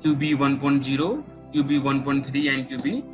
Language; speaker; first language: English; non-native, local second language; Nepali